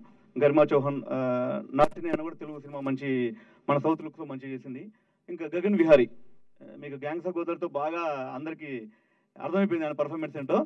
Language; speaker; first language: Telugu; native; Telugu